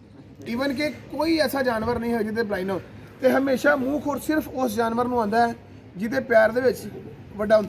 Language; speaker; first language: Punjabi; native; Punjabi